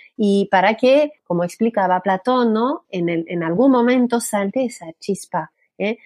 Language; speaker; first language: Spanish; non-native, fluent; French